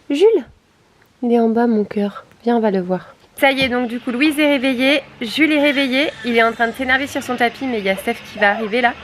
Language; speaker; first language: French; native; French